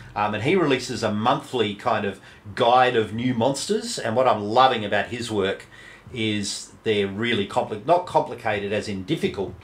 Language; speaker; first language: English; native; English